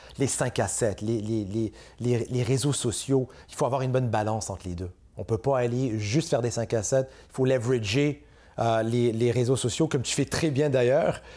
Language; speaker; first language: French; native; French